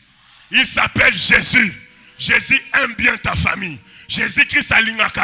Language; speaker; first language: French; non-native, local second language; Lingala